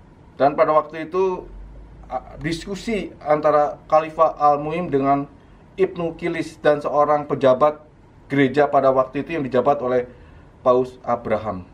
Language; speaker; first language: Indonesian; native; Indonesian